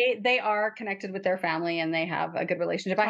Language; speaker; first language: English; native; English